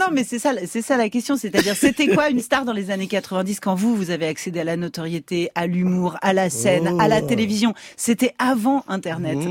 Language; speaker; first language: French; native; French